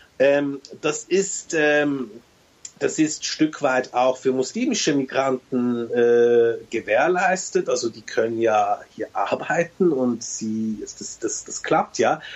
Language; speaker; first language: German; early bilingual, other home language; Turkish